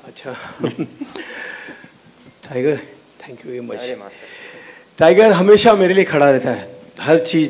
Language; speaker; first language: Hindi; native; Hindi